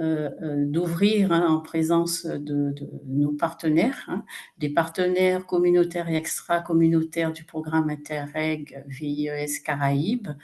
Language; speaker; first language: French; native; French